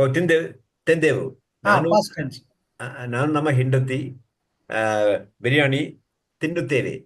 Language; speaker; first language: Kannada; non-native, learner; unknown